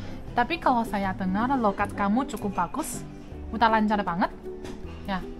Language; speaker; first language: Indonesian; non-native, fluent; Chinese